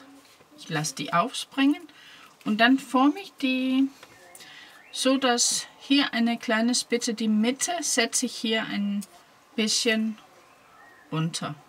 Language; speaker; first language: German; non-native, fluent; Danish